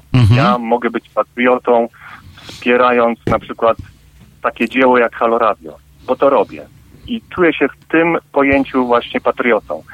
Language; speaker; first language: Polish; native; Polish